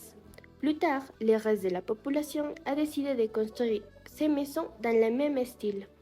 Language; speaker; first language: French; non-native, learner; Spanish